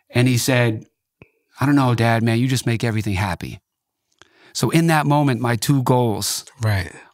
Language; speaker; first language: English; native; English